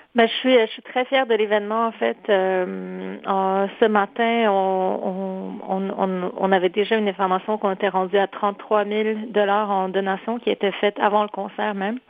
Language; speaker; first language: French; early bilingual, other home language; Polish